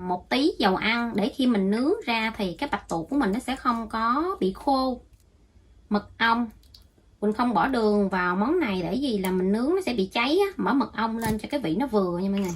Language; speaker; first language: Vietnamese; native; Vietnamese